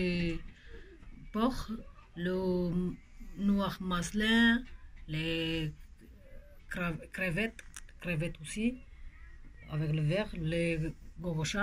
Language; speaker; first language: French; non-native, local second language; Romanian